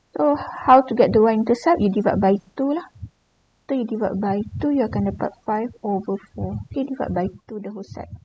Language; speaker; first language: English; non-native, local second language; Malay